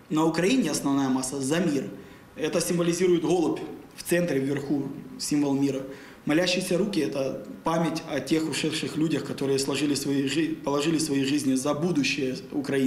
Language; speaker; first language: Russian; native; Russian